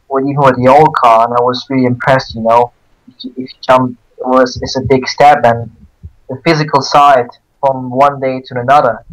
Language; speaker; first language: English; non-native, fluent; Dutch